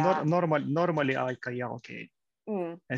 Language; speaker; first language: Finnish; non-native, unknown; Russian